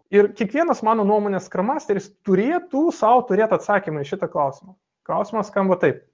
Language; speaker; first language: Lithuanian; non-native, local second language; Russian